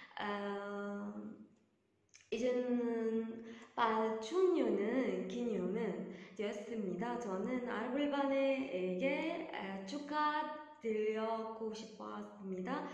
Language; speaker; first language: Korean; non-native, learner; Arabic